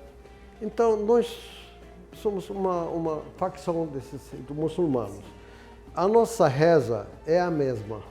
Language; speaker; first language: Portuguese; non-native, fluent; Arabic